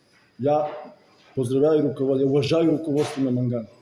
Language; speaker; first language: Russian; non-native, fluent; Serbian